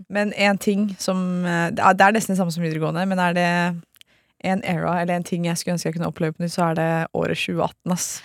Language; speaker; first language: Norwegian; native; Norwegian